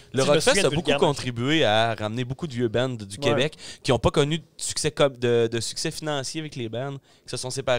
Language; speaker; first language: French; native; French